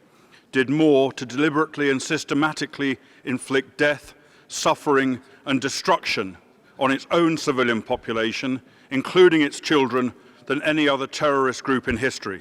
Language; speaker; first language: English; native; English